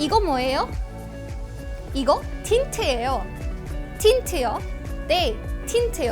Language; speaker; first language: Korean; non-native, fluent; Hindi